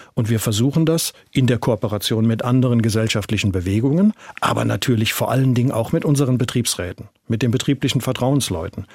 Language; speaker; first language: German; native; German